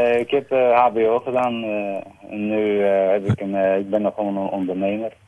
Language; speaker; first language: Dutch; non-native, fluent; Persian